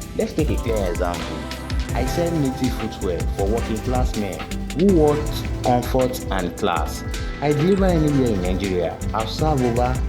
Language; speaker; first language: Nigerian Pidgin; native; Nigerian Pidgin